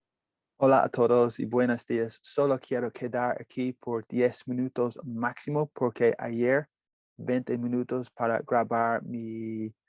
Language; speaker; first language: Spanish; non-native, learner; English